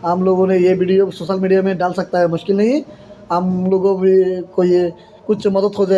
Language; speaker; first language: Hindi; non-native, fluent; Bangla